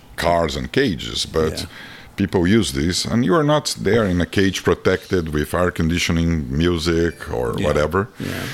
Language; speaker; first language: English; non-native, fluent; Portuguese